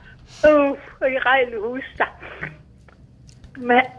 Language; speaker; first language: Swedish; non-native, learner; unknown